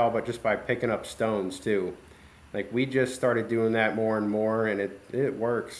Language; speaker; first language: English; native; English